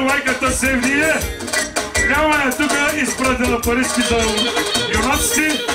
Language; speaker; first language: Bulgarian; non-native, local second language; Turkish